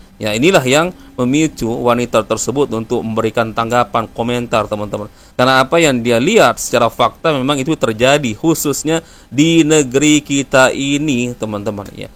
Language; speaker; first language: Indonesian; native; Indonesian